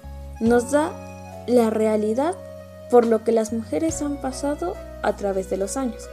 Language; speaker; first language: Spanish; native; Spanish